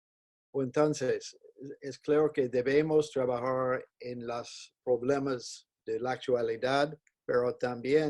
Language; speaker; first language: Spanish; non-native, fluent; English